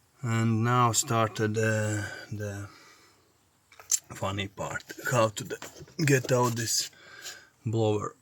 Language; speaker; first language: English; non-native, learner; Latvian